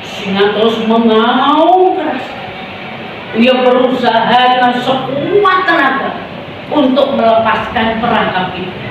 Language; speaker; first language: Indonesian; native; Indonesian